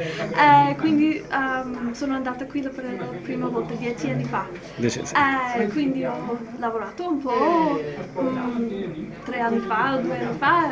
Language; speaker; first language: Italian; non-native, learner; English